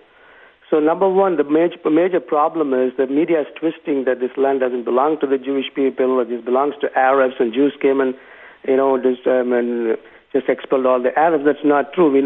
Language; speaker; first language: English; non-native, local second language; Tamil